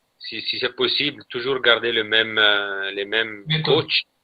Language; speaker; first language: French; non-native, fluent; Italian